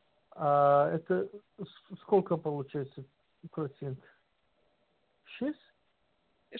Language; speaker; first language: Russian; non-native, learner; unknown